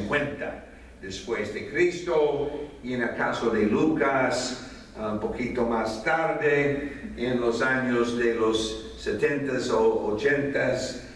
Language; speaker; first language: Spanish; non-native, fluent; English